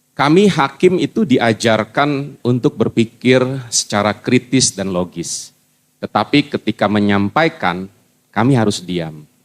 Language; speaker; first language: Indonesian; native; Indonesian